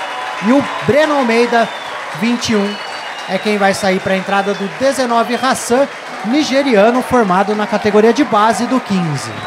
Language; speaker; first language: Portuguese; native; Portuguese